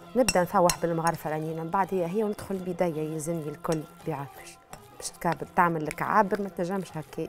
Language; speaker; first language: Arabic; native; Arabic